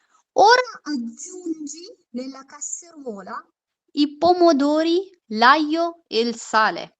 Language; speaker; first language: Italian; non-native, fluent; Urdu